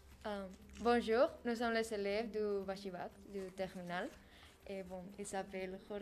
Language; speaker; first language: French; non-native, learner; Spanish